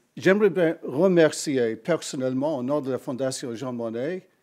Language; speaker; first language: French; non-native, fluent; English